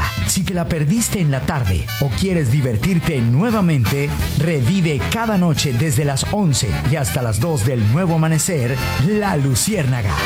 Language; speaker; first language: Spanish; native; Spanish